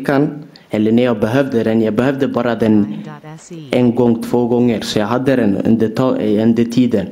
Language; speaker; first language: Swedish; early bilingual, other home language; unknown